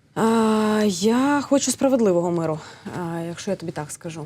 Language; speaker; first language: Ukrainian; native; Ukrainian